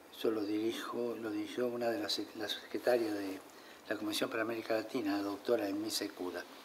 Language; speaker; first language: Spanish; native; Spanish